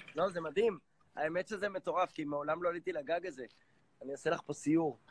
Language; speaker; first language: Hebrew; native; Hebrew